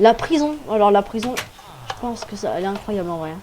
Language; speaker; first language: French; native; French